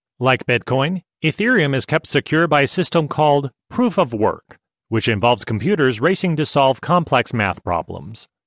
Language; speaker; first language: English; native; English